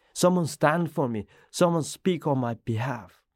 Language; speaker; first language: English; non-native, learner; Korean